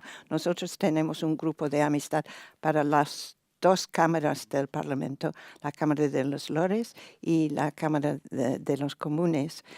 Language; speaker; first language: Spanish; non-native, fluent; English